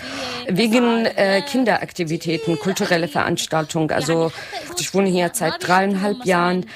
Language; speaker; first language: German; non-native, fluent; Arabic